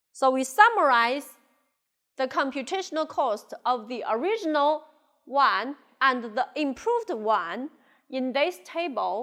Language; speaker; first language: English; non-native, local second language; Chinese